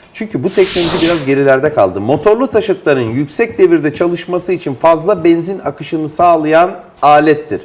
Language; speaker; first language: Turkish; native; Turkish